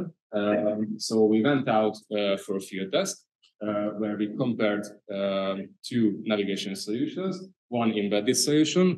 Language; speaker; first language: English; non-native, fluent; Hungarian